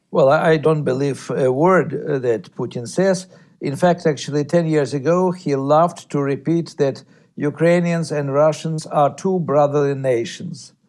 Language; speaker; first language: English; non-native, fluent; Russian